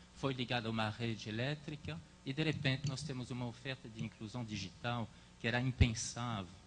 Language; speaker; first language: Portuguese; non-native, fluent; French